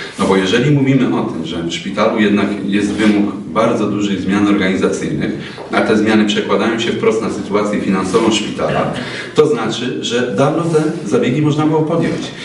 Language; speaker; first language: Polish; native; Polish